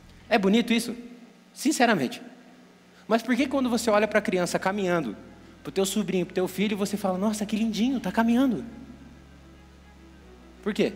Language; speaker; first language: Portuguese; native; Portuguese